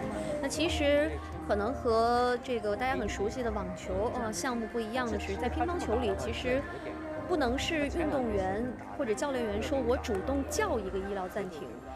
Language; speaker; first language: Chinese; native; Chinese